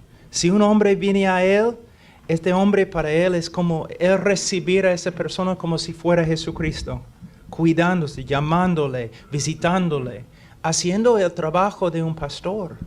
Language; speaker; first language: Spanish; non-native, fluent; English